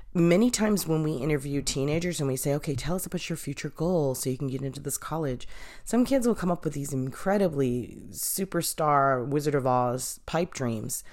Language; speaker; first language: English; native; English